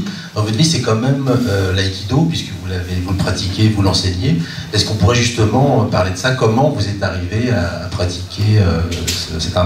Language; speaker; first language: French; native; French